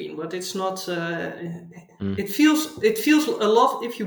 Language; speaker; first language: English; non-native, fluent; Dutch